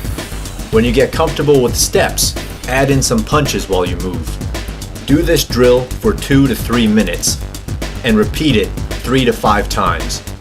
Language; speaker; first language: English; native; English